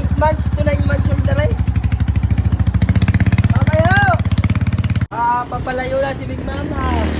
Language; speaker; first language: Filipino; native; Filipino